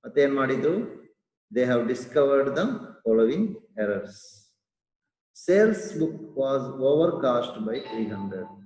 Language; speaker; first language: English; non-native, local second language; Kannada